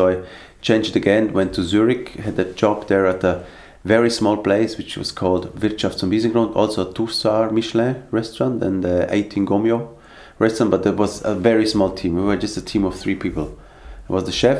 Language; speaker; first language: English; non-native, fluent; Swiss German